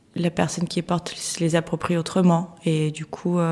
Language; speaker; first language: French; early bilingual, other home language; Russian